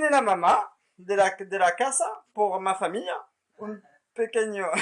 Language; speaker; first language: Spanish; non-native, learner; French